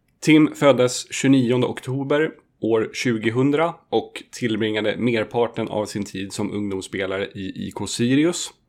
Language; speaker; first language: Swedish; native; Swedish